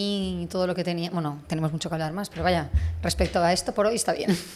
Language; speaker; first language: Spanish; native; Spanish